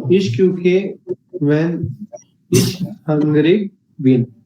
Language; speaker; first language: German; non-native, learner; Hindi